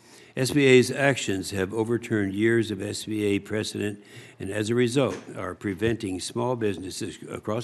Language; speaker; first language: English; native; English